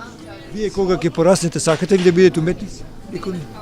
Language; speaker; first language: Macedonian; native; Macedonian